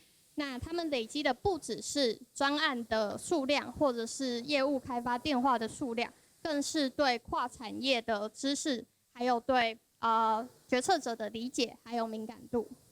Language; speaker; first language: Chinese; native; Chinese